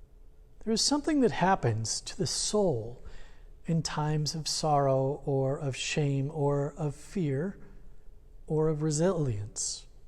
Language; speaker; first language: English; native; English